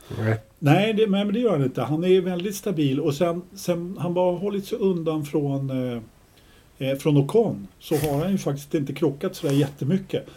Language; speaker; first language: Swedish; native; Swedish